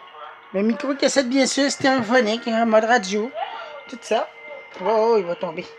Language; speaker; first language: French; native; French